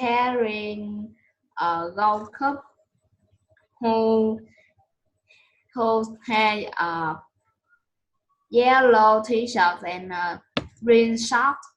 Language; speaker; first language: English; non-native, learner; Vietnamese